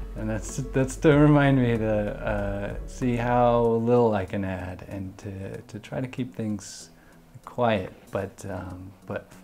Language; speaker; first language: English; native; English